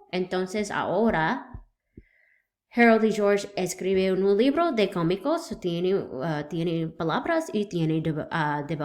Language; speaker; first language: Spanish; non-native, learner; English